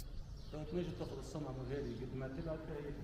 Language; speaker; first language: Arabic; native; Arabic